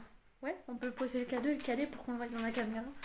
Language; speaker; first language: French; native; French